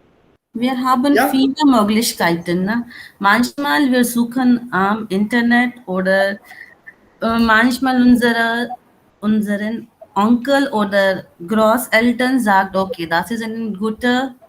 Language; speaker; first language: German; non-native, learner; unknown